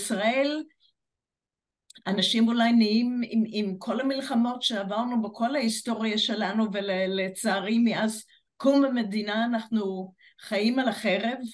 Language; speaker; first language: Hebrew; non-native, fluent; English